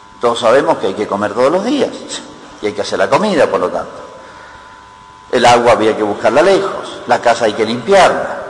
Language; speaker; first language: Spanish; native; Spanish